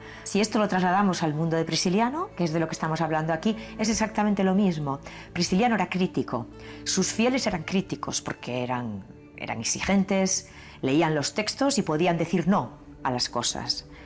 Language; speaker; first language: Spanish; native; Spanish